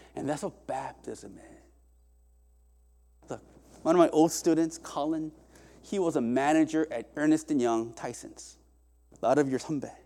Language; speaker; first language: English; early bilingual, other home language; Korean